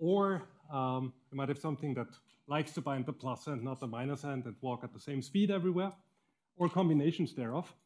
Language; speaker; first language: English; non-native, fluent; German